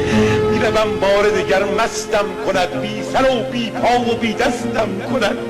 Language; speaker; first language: Persian; native; Persian